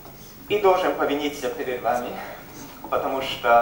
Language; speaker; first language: Russian; non-native, fluent; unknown